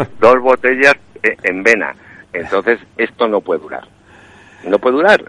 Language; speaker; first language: Spanish; native; Spanish